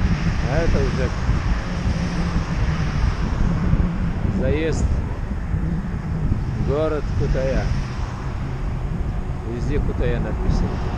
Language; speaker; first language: Russian; non-native, local second language; Uzbek